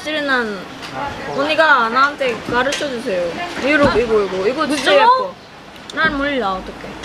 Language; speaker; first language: Korean; non-native, learner; Filipino